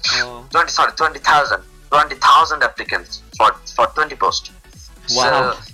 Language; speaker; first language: English; non-native, local second language; Bangla